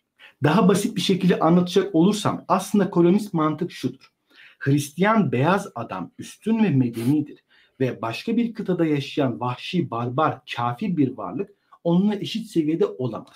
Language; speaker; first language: Turkish; native; Turkish